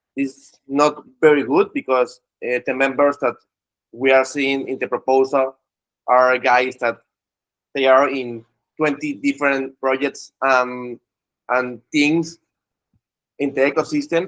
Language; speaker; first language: English; non-native, fluent; Spanish